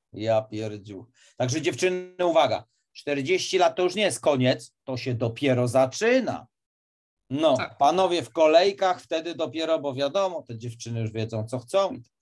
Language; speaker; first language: Polish; native; Polish